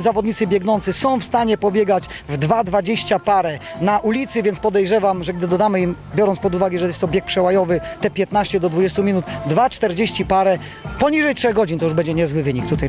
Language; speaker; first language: Polish; native; Polish